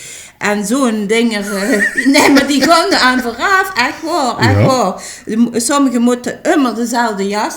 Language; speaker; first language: Dutch; native; Dutch